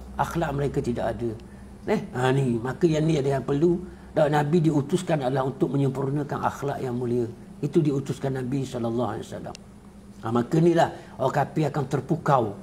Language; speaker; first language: Malay; native; Malay